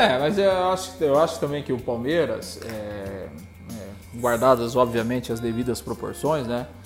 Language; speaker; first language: Portuguese; native; Portuguese